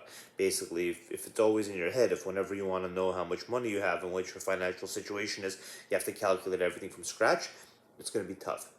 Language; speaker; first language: English; native; English